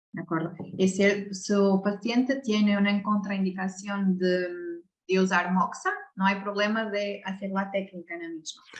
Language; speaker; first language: Spanish; non-native, learner; Portuguese